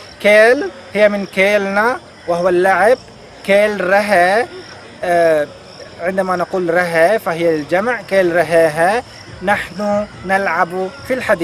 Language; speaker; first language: Arabic; native; Arabic